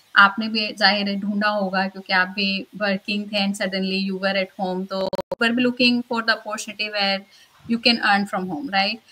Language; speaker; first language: Hindi; native; Hindi